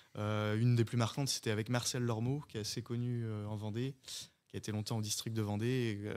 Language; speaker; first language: French; native; French